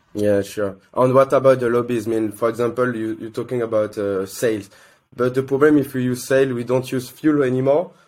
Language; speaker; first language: English; non-native, learner; French